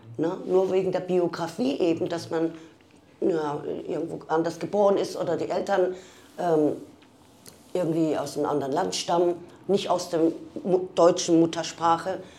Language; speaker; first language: German; early bilingual, other home language; Turkish